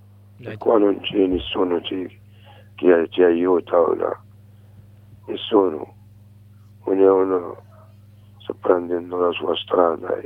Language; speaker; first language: Italian; non-native, learner; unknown